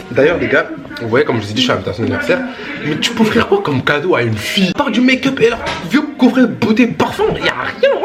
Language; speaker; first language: French; early bilingual, other home language; Bambara